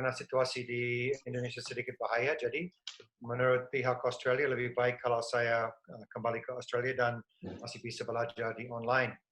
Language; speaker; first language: Indonesian; non-native, fluent; English